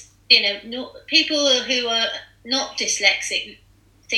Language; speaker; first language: English; native; English